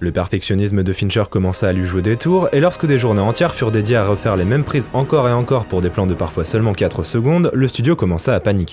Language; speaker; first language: French; native; French